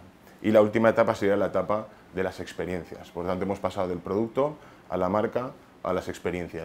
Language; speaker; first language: Spanish; native; Spanish